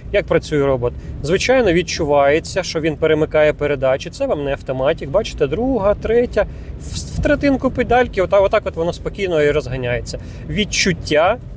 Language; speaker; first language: Ukrainian; non-native, local second language; Russian